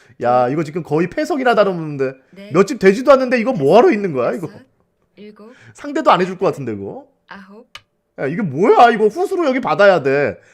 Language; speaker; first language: Korean; native; Korean